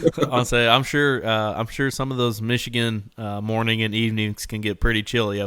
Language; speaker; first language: English; native; English